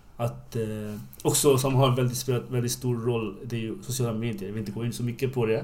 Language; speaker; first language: Swedish; non-native, fluent; Bangla